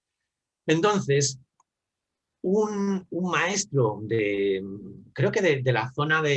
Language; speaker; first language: Spanish; native; Spanish